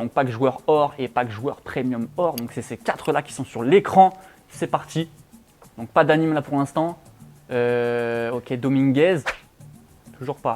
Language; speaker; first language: French; native; French